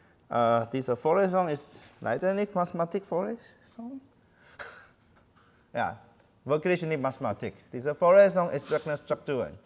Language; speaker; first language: German; non-native, fluent; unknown